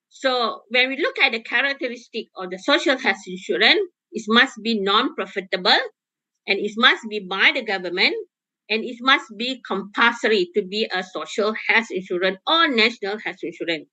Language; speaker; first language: English; non-native, local second language; Malay